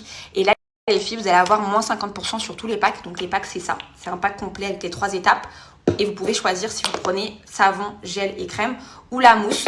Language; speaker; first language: French; native; French